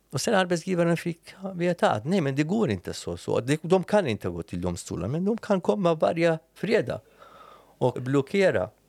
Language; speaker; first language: Swedish; non-native, learner; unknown